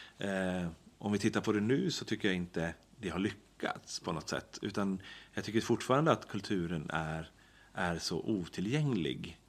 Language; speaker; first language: Swedish; native; Swedish